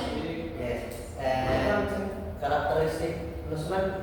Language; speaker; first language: English; non-native, learner; Indonesian